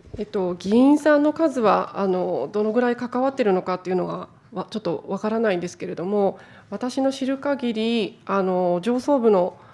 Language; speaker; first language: Japanese; native; Japanese